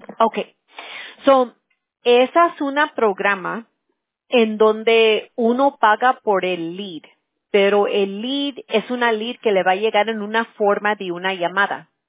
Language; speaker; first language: Spanish; early bilingual, heritage; Spanish